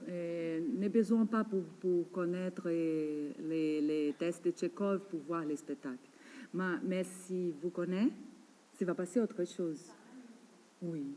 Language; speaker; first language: French; non-native, learner; Portuguese